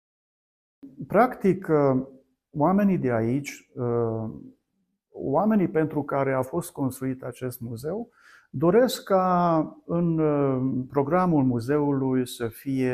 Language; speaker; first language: Romanian; non-native, local second language; Hungarian